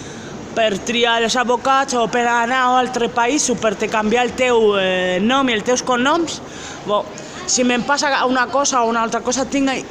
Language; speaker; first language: Catalan; non-native, local second language; Spanish